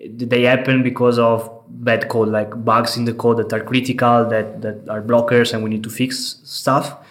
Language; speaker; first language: English; non-native, fluent; Italian